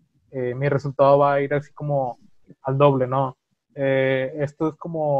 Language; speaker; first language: Spanish; native; Spanish